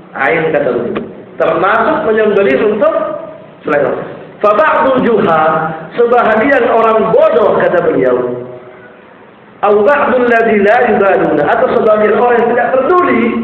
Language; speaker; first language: Indonesian; native; Indonesian